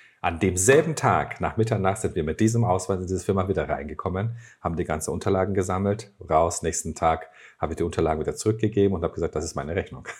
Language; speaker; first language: German; non-native, fluent; Turkish